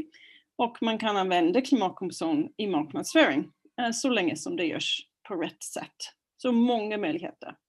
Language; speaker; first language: Swedish; non-native, fluent; English